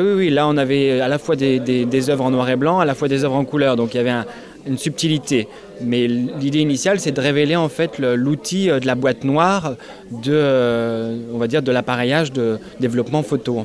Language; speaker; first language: French; native; French